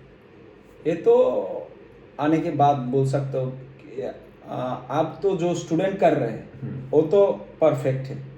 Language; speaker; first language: Hindi; non-native, fluent; Bangla